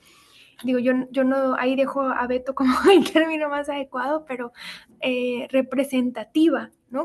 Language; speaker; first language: Spanish; native; Spanish